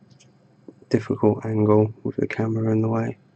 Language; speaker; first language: English; native; English